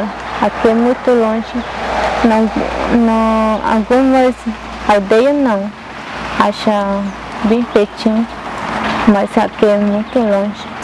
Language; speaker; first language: Portuguese; non-native, local second language; Guarani